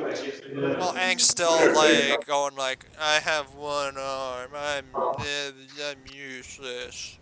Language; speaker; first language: English; native; English